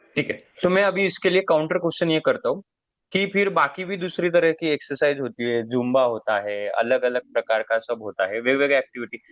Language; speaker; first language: Hindi; non-native, local second language; Marathi